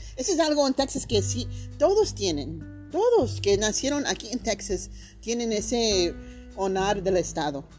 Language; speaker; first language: Spanish; early bilingual, heritage; Spanish